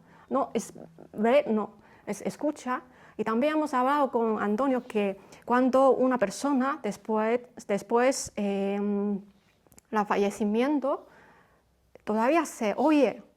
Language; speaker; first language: Spanish; non-native, fluent; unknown